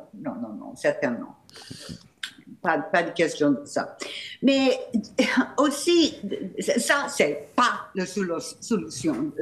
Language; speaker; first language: French; non-native, fluent; English